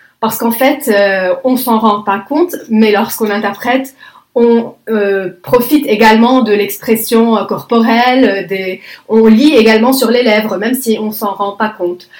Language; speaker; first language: French; non-native, local second language; Arabic